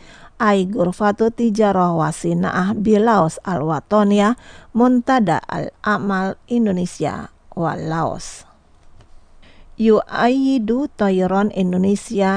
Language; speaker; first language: Arabic; non-native, fluent; Indonesian